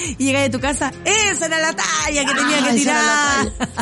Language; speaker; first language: Spanish; native; Spanish